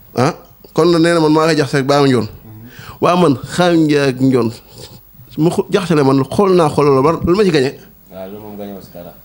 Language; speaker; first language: Wolof; native; Wolof